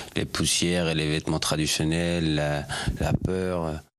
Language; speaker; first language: French; early bilingual, other home language; Persian